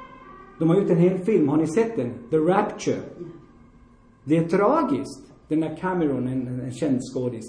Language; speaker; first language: Swedish; non-native, fluent; Armenian